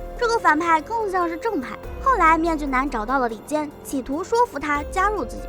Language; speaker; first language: Chinese; native; Chinese